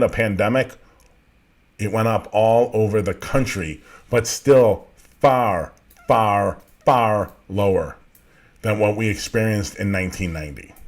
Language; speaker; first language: English; native; English